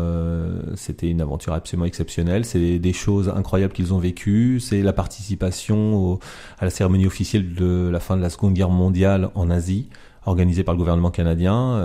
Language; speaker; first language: French; native; French